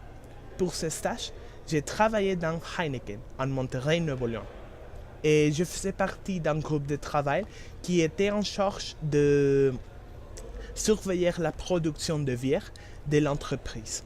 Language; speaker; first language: French; non-native, learner; Spanish